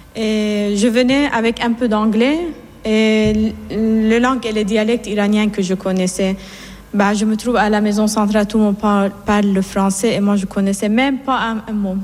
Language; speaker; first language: French; non-native, fluent; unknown